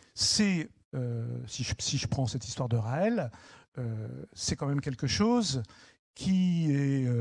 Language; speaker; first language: French; native; French